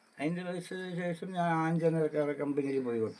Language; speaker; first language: Malayalam; non-native, local second language; Urdu